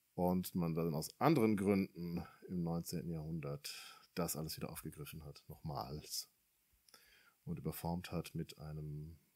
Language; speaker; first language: German; native; German